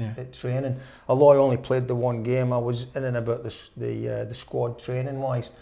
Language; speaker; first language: English; native; English